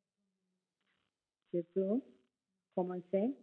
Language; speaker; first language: French; non-native, learner; Arabic